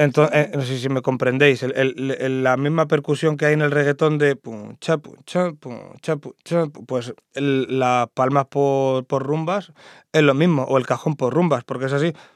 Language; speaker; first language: Spanish; native; Spanish